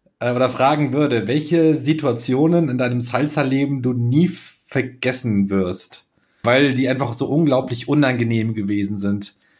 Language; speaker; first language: German; native; German